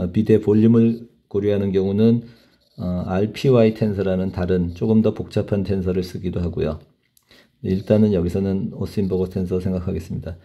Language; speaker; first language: Korean; native; Korean